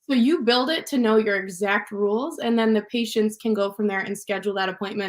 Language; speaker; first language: English; native; English